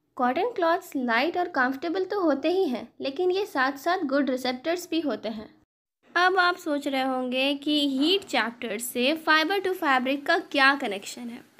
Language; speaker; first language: Hindi; native; Hindi